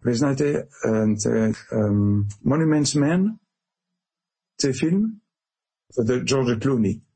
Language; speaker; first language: Ukrainian; non-native, learner; French